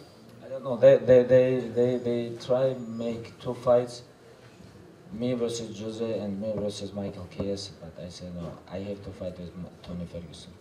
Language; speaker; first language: English; non-native, learner; Russian